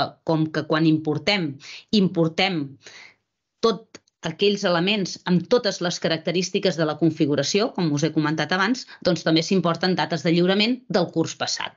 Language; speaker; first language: Catalan; native; Catalan